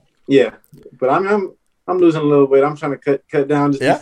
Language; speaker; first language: English; native; English